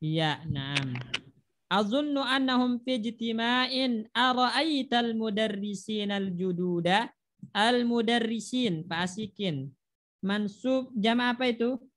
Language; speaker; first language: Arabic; non-native, fluent; Indonesian